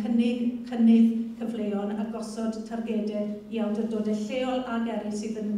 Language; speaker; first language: Welsh; native; Welsh